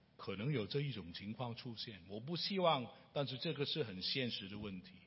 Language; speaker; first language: Chinese; non-native, local second language; Cantonese